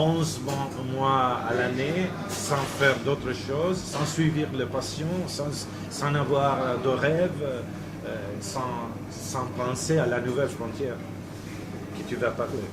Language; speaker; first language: French; non-native, fluent; Italian